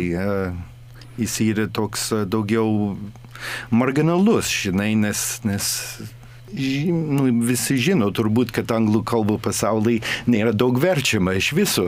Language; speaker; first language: Lithuanian; early bilingual, heritage; English